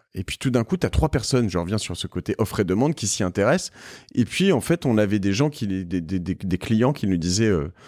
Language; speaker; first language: French; native; French